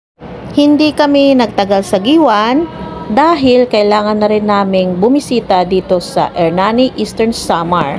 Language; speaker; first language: Filipino; non-native, local second language; Waray